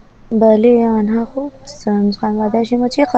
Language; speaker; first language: Persian; non-native, learner; Urdu